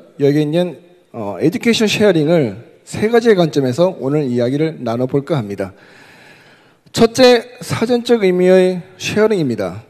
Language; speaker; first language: Korean; native; Korean